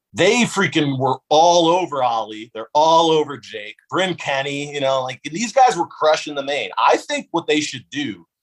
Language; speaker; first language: English; native; English